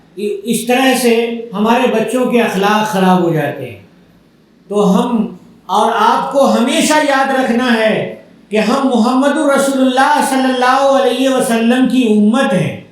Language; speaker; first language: Urdu; native; Urdu